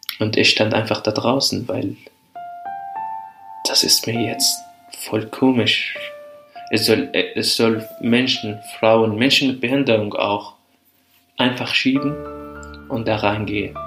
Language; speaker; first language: German; non-native, fluent; Arabic